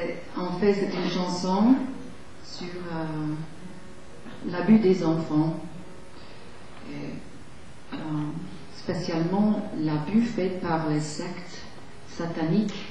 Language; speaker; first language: French; non-native, fluent; English